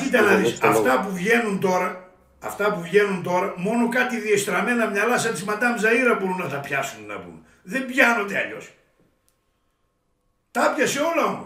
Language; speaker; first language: Greek; native; Greek